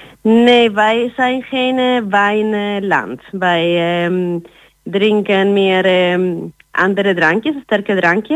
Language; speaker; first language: Dutch; non-native, learner; Spanish